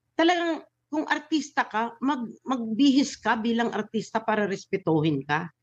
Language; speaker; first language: Filipino; native; Filipino